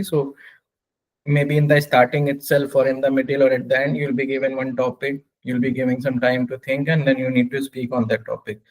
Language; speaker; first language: English; non-native, local second language; Hindi